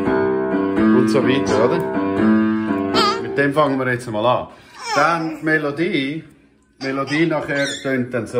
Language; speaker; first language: German; native; German